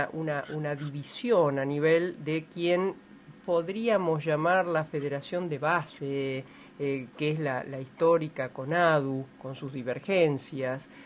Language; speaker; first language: Spanish; native; Spanish